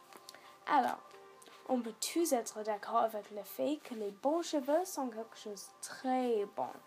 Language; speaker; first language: French; non-native, local second language; English